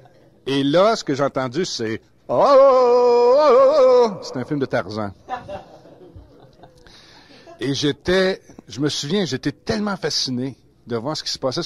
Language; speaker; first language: French; native; French